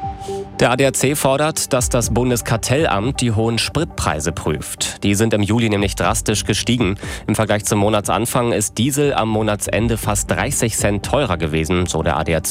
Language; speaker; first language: German; native; German